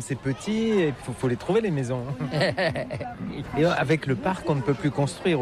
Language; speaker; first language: French; native; French